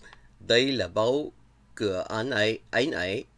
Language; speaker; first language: Vietnamese; non-native, learner; English